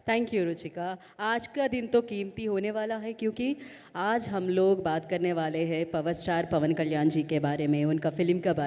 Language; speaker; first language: Hindi; non-native, local second language; Telugu